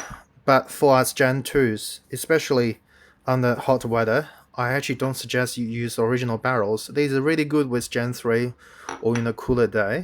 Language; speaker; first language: English; non-native, fluent; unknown